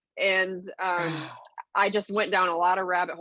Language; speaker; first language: English; native; English